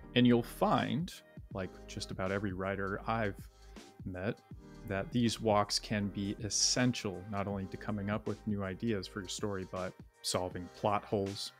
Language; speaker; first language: English; native; English